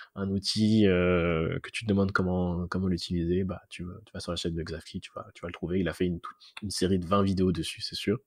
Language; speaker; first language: French; native; French